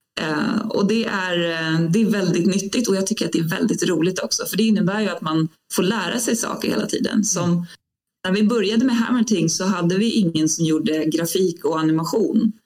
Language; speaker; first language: Swedish; native; Swedish